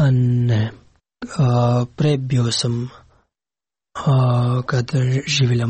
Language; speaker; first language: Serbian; non-native, learner; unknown